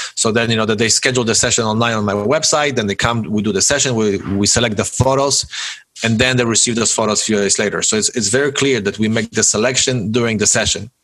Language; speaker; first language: English; early bilingual, other home language; Polish